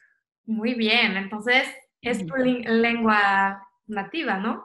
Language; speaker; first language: Spanish; non-native, fluent; French